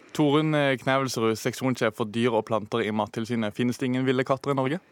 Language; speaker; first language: Norwegian; native; Norwegian